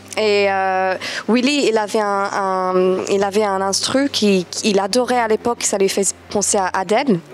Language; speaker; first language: French; non-native, fluent; English